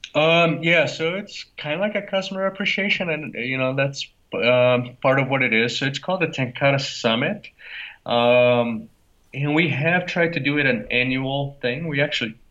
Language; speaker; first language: English; non-native, fluent; Portuguese